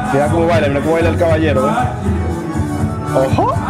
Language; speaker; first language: Spanish; native; Spanish